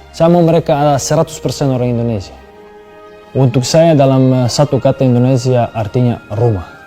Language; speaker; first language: Indonesian; non-native, fluent; Serbian